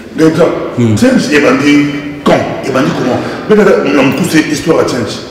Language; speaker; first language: French; non-native, local second language; Lingala